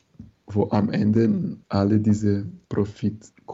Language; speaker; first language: German; non-native, fluent; Portuguese